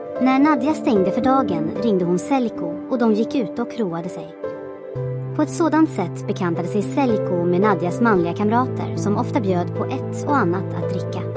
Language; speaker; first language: Swedish; non-native, fluent; Croatian